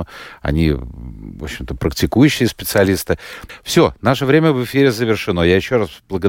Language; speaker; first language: Russian; native; Russian